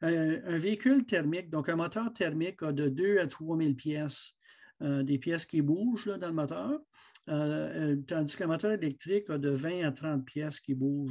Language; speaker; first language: French; native; French